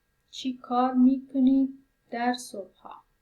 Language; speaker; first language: Persian; native; Persian